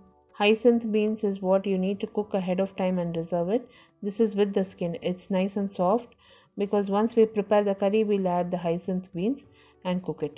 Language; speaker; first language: English; non-native, local second language; Tamil